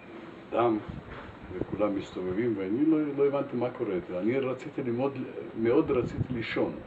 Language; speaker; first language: Hebrew; non-native, fluent; Russian